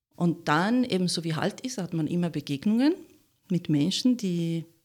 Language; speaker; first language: German; non-native, fluent; Italian